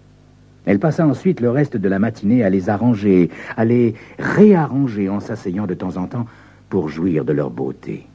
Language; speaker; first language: French; native; French